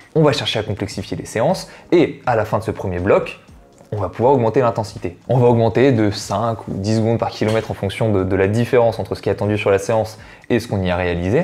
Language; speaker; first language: French; native; French